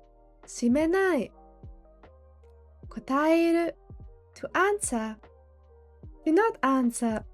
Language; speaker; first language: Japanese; non-native, fluent; English